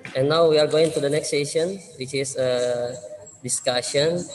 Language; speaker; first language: English; non-native, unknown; Indonesian